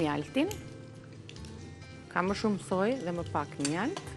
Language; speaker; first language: Albanian; native; Albanian